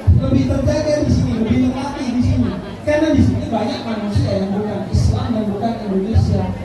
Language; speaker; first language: Indonesian; non-native, local second language; Madurese